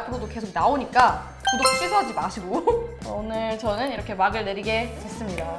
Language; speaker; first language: Korean; native; Korean